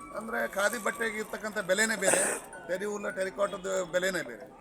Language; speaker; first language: Kannada; native; Kannada